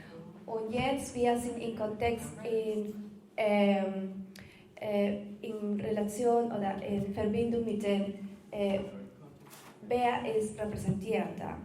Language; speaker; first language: German; non-native, learner; Spanish